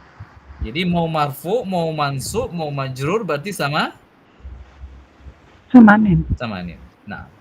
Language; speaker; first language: Indonesian; native; Indonesian